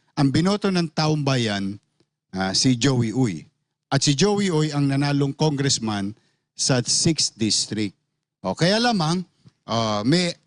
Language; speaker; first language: Filipino; native; Filipino